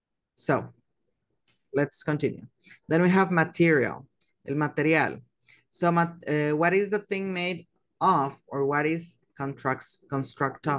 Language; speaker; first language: English; non-native, fluent; Spanish